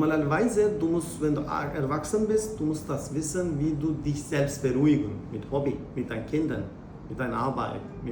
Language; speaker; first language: German; non-native, learner; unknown